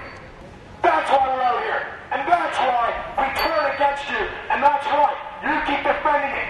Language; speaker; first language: English; native; English